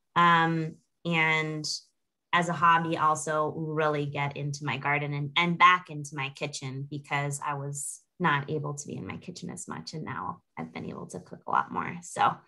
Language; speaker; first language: English; native; English